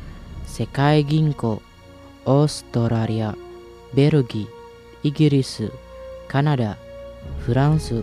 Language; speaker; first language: Japanese; non-native, fluent; Indonesian